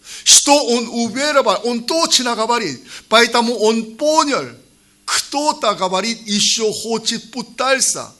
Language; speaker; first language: Russian; non-native, learner; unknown